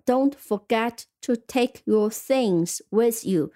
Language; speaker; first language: English; non-native, fluent; Chinese